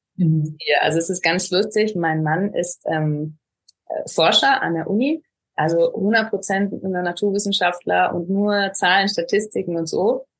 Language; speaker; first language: German; native; German